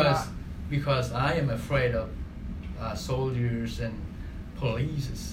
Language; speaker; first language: English; non-native, learner; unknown